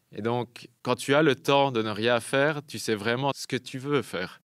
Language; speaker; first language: French; native; French